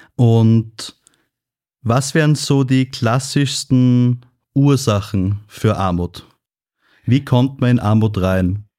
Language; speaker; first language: German; native; German